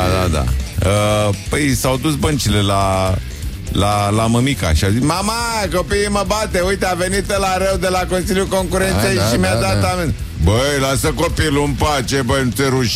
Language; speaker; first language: Romanian; native; Romanian